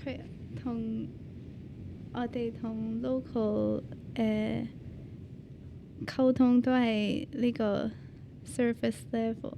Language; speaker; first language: Cantonese; early bilingual, other home language; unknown